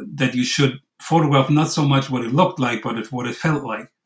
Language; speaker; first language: English; non-native, fluent; German